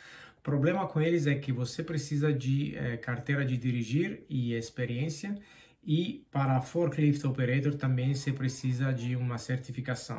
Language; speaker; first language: Portuguese; non-native, fluent; Spanish